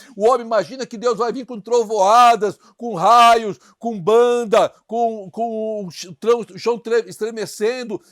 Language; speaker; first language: Portuguese; native; Portuguese